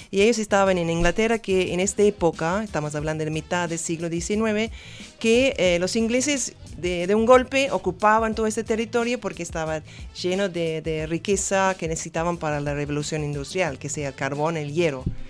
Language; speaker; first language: Spanish; non-native, fluent; English